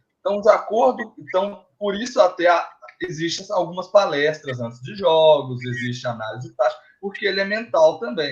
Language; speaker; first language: Portuguese; native; Portuguese